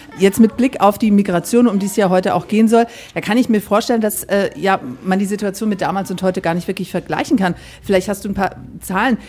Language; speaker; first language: German; native; German